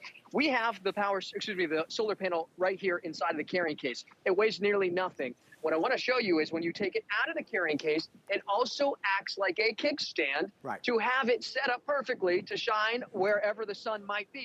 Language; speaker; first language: English; native; English